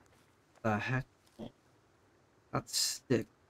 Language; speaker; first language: English; native; English